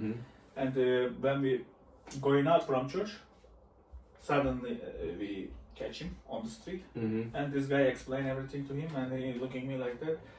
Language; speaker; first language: English; non-native, learner; Turkish